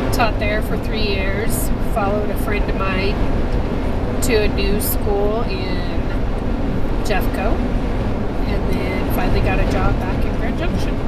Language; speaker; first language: English; native; English